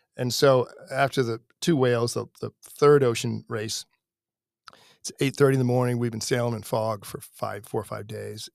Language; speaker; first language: English; native; English